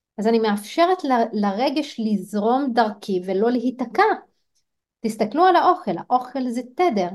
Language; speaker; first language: Hebrew; non-native, local second language; Arabic